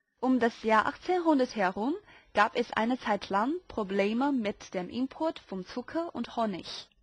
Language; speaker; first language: German; non-native, fluent; Chinese